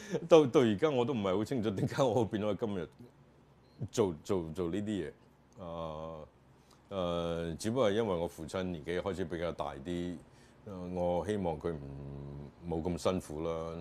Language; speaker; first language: Chinese; native; Chinese